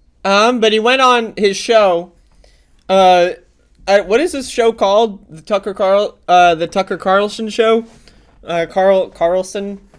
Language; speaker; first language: English; native; English